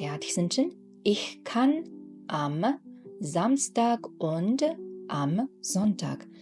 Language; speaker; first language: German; non-native, fluent; Mongolian